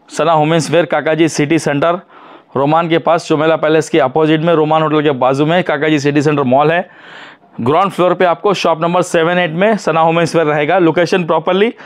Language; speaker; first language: Hindi; non-native, local second language; Urdu